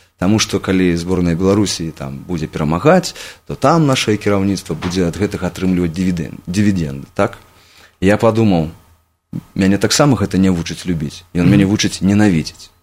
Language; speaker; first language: Belarusian; non-native, local second language; Russian